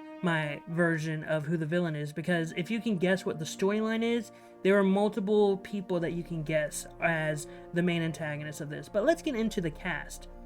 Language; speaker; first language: English; native; English